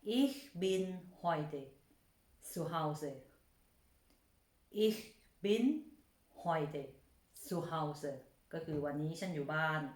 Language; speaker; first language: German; non-native, fluent; Thai